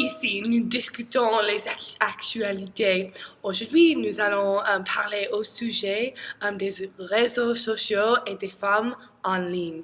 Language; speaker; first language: French; non-native, learner; English